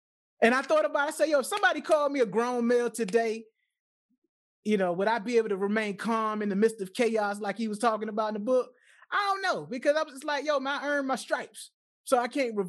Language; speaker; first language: English; native; English